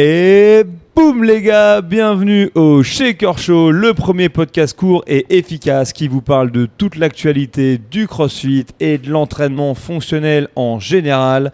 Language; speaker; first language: French; native; French